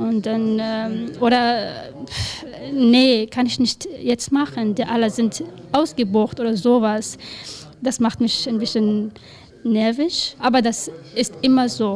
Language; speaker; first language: German; non-native, learner; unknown